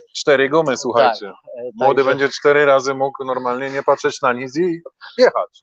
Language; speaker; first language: Polish; native; Polish